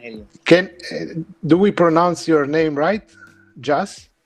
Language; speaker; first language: English; non-native, fluent; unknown